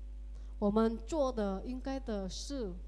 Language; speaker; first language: Chinese; early bilingual, heritage; Indonesian